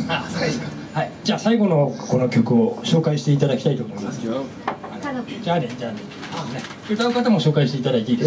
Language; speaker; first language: Japanese; native; Japanese